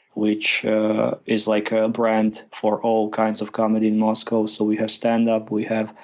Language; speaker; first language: English; non-native, fluent; Croatian